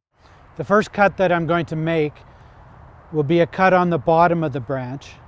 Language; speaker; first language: English; native; English